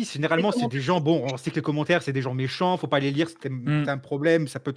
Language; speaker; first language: French; native; French